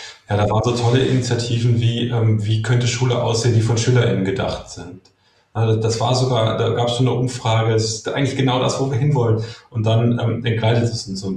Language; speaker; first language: German; native; German